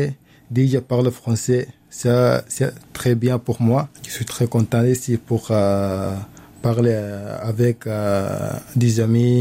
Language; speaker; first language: French; non-native, learner; Arabic